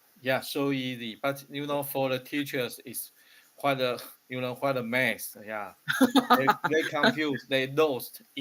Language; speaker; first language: English; non-native, learner; Chinese